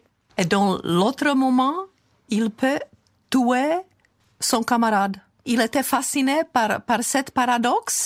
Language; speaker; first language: French; non-native, fluent; Czech